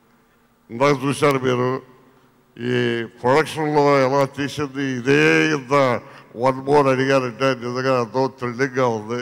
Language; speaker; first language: Telugu; native; Telugu